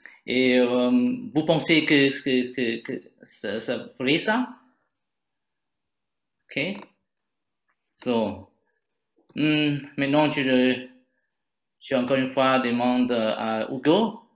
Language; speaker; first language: French; non-native, learner; Vietnamese